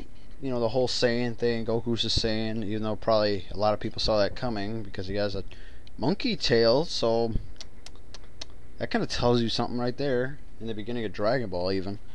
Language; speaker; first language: English; native; English